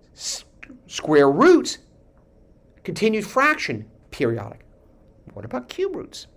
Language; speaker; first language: English; native; English